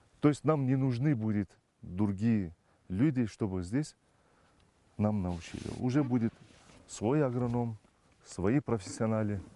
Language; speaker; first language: Russian; non-native, fluent; Turkish